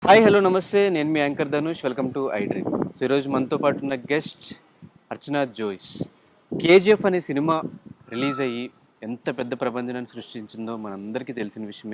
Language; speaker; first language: Telugu; native; Telugu